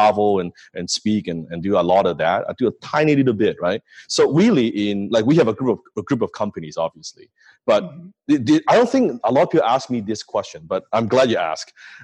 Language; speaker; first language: English; non-native, local second language; Cantonese